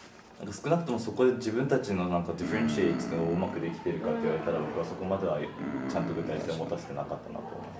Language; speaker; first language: Japanese; native; Japanese